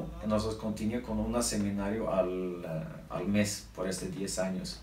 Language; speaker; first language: Spanish; non-native, learner; Norwegian